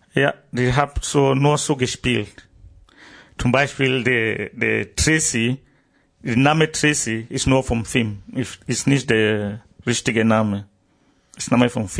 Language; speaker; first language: German; non-native, learner; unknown